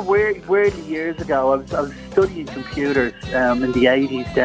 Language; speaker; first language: English; native; English